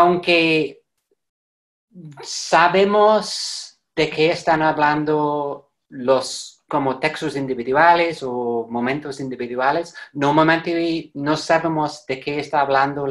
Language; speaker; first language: Spanish; non-native, fluent; English